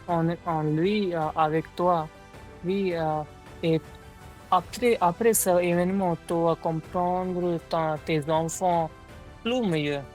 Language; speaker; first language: French; non-native, learner; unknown